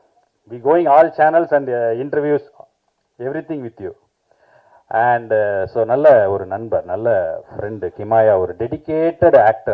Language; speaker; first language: Tamil; native; Tamil